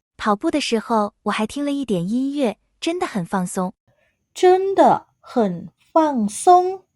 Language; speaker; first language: Chinese; non-native, fluent; Thai